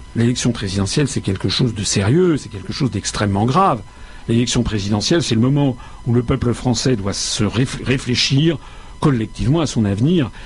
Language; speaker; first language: French; native; French